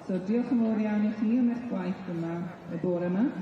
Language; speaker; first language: Welsh; non-native, learner; English